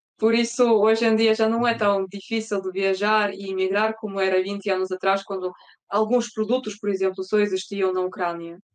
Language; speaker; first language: Portuguese; early bilingual, other home language; Russian